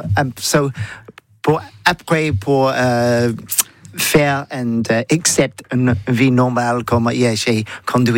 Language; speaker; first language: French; non-native, learner; English